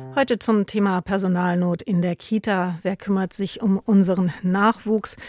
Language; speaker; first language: German; native; German